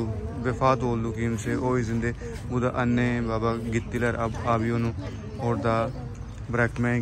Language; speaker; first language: Turkish; non-native, learner; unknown